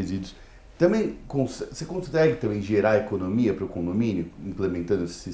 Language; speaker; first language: Portuguese; native; Portuguese